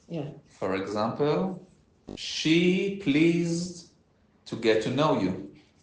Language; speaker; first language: English; non-native, learner; Hebrew